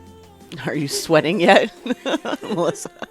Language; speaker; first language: English; native; English